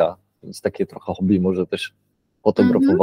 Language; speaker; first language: Polish; early bilingual, heritage; Polish